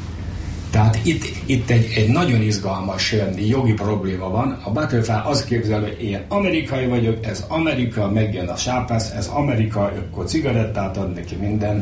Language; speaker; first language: Hungarian; native; Hungarian